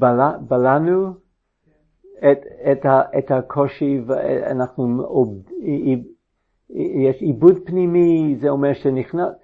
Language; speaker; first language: Hebrew; non-native, fluent; English